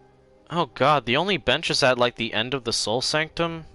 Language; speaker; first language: English; native; English